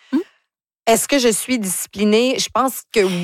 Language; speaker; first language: French; native; French